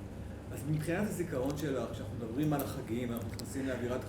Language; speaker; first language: Hebrew; native; Hebrew